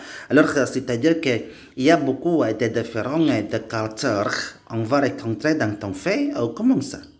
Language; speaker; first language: French; non-native, learner; Indonesian